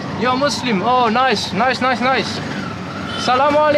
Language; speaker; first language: English; non-native, learner; French